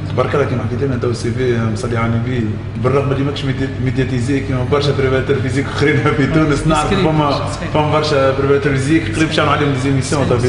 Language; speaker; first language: Arabic; native; Arabic